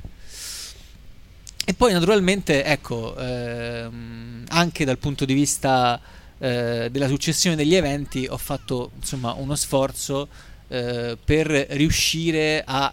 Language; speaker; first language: Italian; native; Italian